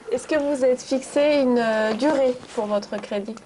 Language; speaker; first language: French; native; French